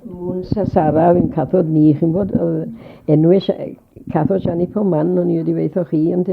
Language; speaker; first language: Welsh; native; Welsh